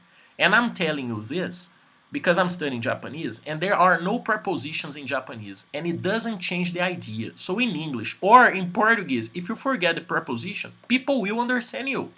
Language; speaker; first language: English; non-native, fluent; Portuguese